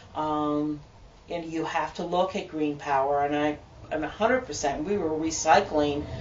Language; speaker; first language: English; native; English